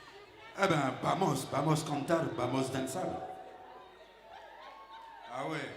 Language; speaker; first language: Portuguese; non-native, learner; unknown